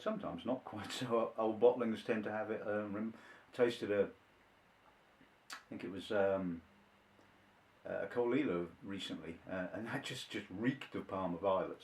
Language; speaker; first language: English; native; English